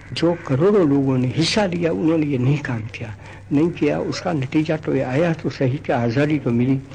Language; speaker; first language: Hindi; non-native, local second language; Gujarati